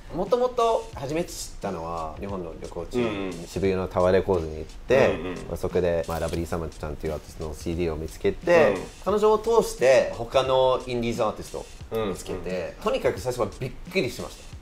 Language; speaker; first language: Japanese; non-native, fluent; English